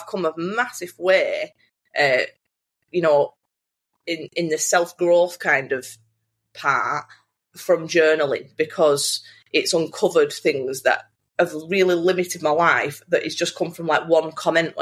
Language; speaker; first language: English; native; English